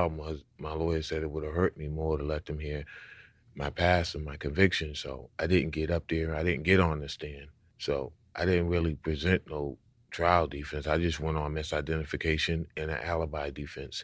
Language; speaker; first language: English; native; English